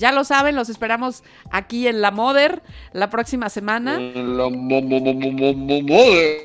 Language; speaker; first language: Spanish; native; Spanish